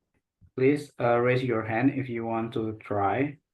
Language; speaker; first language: English; non-native, local second language; Indonesian